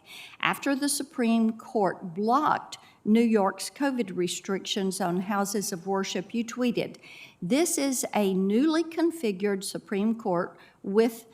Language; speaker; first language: English; native; English